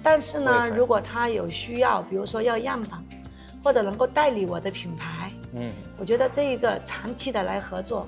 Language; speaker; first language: Chinese; native; Chinese